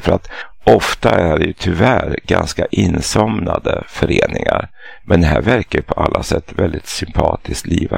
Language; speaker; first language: Swedish; native; Swedish